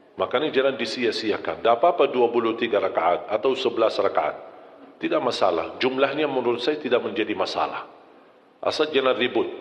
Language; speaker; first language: Malay; non-native, fluent; Arabic